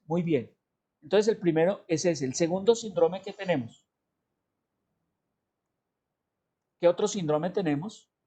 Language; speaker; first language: Spanish; native; Spanish